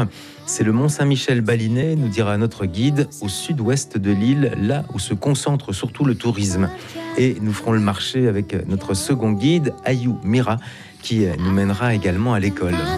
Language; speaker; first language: French; native; French